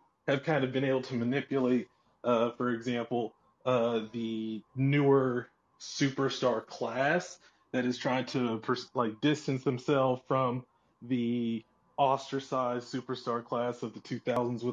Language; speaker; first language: English; native; English